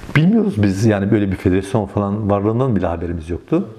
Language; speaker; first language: Turkish; native; Turkish